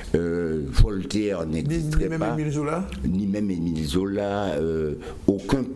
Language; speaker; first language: French; native; French